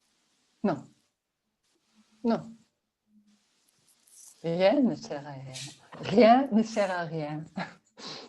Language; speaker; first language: French; non-native, learner; Dutch